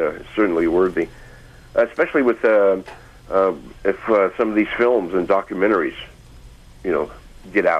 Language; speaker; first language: English; native; English